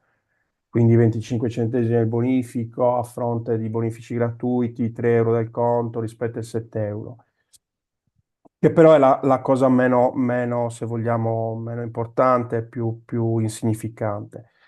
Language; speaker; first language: Italian; native; Italian